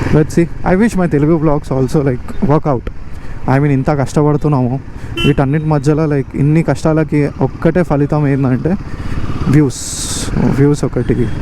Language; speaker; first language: Telugu; non-native, local second language; Hindi